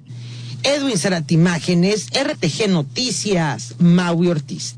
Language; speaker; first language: Spanish; native; Spanish